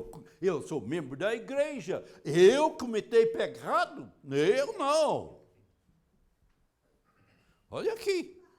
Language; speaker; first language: Portuguese; non-native, fluent; English